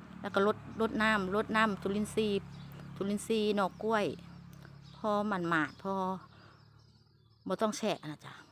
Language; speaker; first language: Thai; non-native, local second language; Lao